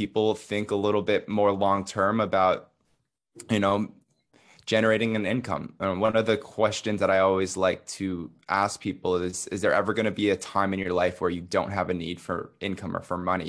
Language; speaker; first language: English; native; English